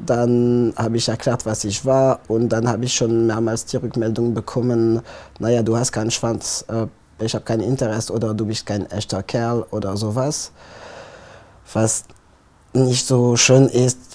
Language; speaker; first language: German; non-native, fluent; French